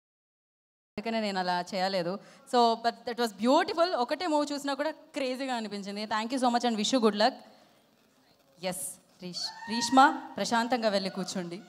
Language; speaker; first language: Telugu; native; Telugu